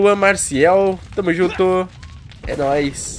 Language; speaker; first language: Portuguese; native; Portuguese